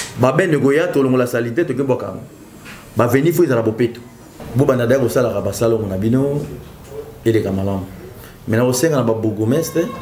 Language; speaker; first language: Lingala; native; Lingala